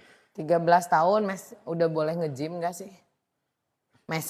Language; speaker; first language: Indonesian; native; Indonesian